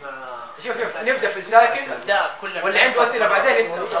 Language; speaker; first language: Arabic; native; Arabic